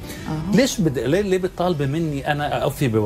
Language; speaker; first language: Arabic; native; Arabic